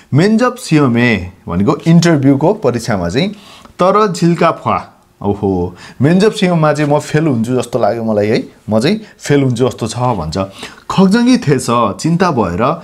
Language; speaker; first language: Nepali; non-native, local second language; Gurung